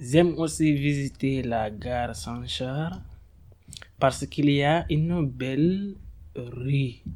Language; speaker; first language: French; non-native, learner; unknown